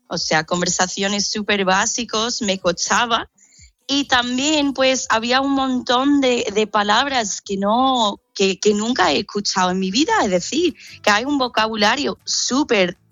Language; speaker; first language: Spanish; non-native, fluent; English